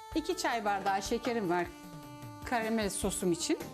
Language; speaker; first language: Turkish; early bilingual, other home language; Serbian